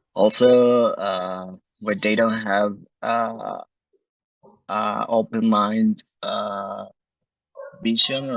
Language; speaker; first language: English; non-native, learner; Spanish